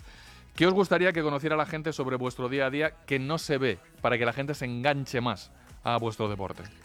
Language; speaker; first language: Spanish; native; Spanish